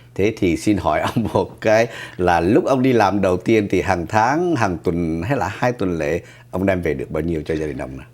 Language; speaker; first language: Vietnamese; native; Vietnamese